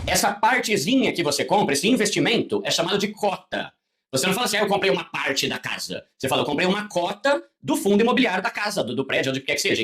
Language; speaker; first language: Portuguese; native; Portuguese